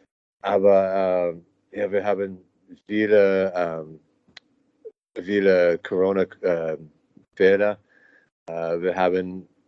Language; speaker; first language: German; non-native, learner; English